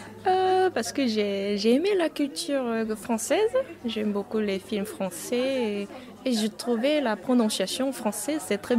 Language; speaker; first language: French; non-native, fluent; Korean